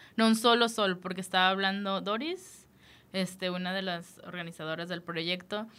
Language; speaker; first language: Spanish; native; Spanish